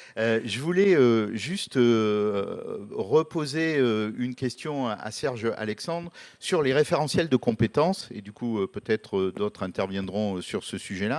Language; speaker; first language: French; native; French